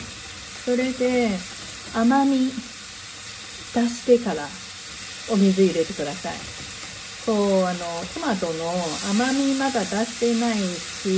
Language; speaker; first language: Japanese; non-native, learner; Chinese